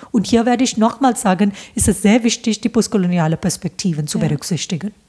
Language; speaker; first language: German; non-native, fluent; Hindi